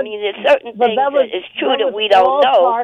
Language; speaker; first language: English; native; English